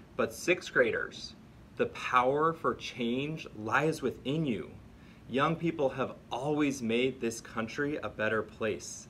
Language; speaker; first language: English; native; English